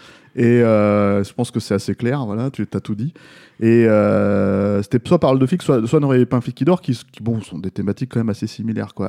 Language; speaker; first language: French; native; French